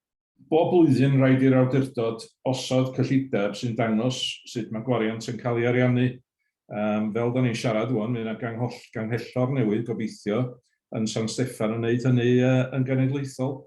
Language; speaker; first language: Welsh; native; Welsh